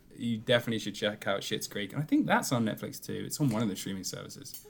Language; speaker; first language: English; native; English